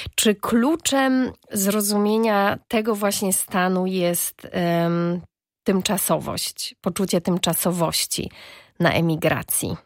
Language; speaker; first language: Polish; native; Polish